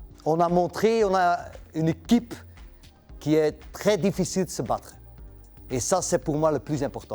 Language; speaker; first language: French; non-native, local second language; Dutch